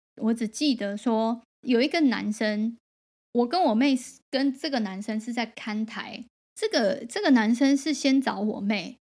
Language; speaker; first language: Chinese; native; Chinese